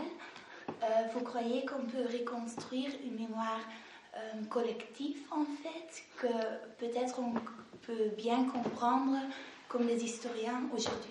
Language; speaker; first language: French; non-native, learner; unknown